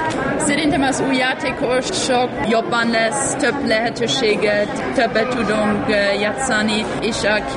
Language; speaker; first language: Hungarian; non-native, learner; German